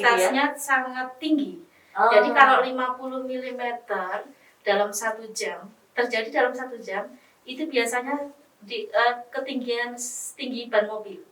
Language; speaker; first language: Indonesian; native; Indonesian